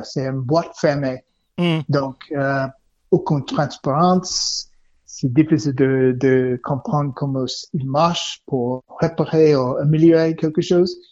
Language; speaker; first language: French; non-native, learner; English